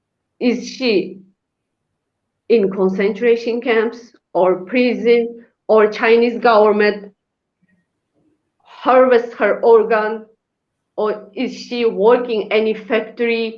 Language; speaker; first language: English; non-native, learner; Uyghur